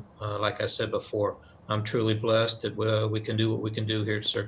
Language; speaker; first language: English; native; English